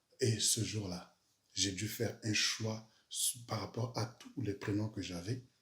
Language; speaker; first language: French; early bilingual, other home language; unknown